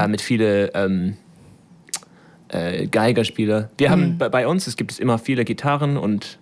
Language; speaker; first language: German; non-native, learner; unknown